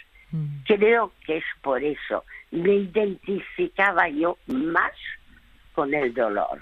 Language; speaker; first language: Spanish; early bilingual, other home language; French